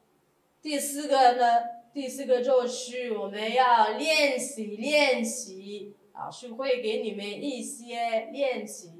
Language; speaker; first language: Chinese; non-native, fluent; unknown